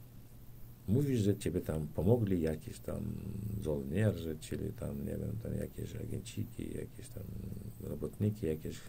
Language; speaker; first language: Polish; non-native, learner; Turkmen